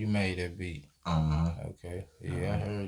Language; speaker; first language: English; native; English